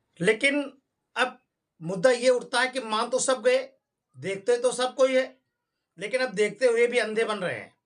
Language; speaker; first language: Hindi; native; Hindi